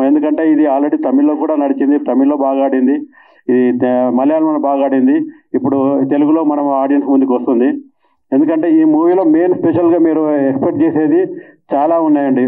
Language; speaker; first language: Telugu; native; Telugu